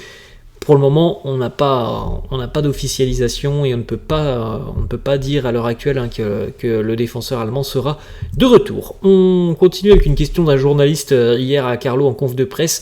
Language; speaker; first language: French; native; French